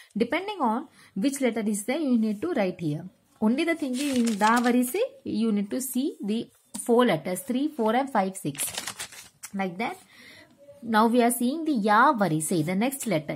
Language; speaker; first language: English; non-native, local second language; Tamil